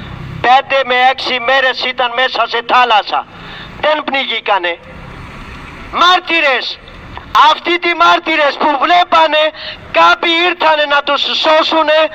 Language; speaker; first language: Greek; non-native, learner; Urdu